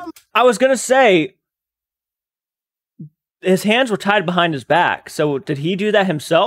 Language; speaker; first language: English; native; English